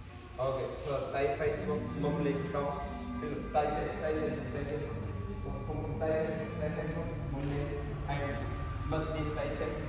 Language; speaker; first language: Vietnamese; non-native, learner; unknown